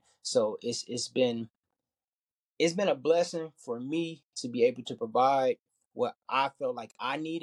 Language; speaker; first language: English; native; English